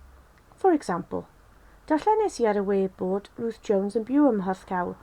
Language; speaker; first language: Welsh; non-native, local second language; English